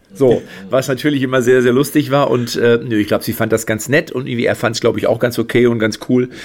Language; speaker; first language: German; native; German